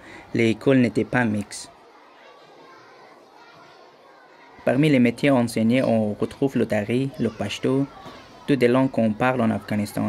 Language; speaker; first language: French; non-native, learner; Persian